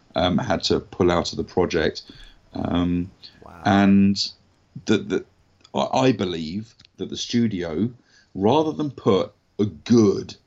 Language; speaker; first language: English; native; English